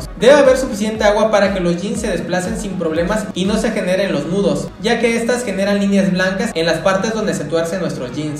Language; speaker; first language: Spanish; native; Spanish